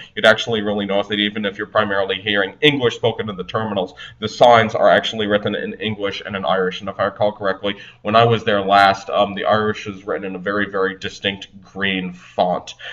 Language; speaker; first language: English; native; English